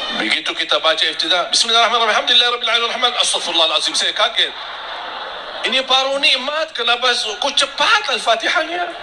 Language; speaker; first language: Indonesian; non-native, fluent; Arabic